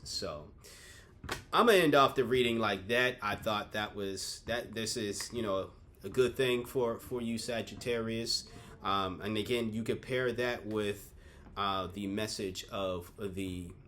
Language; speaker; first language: English; native; English